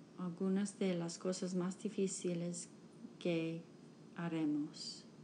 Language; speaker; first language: Spanish; non-native, learner; English